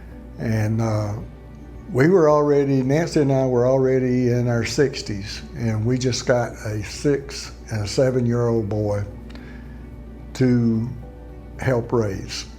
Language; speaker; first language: English; native; English